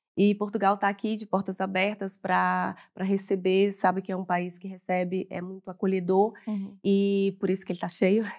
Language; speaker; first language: Portuguese; native; Portuguese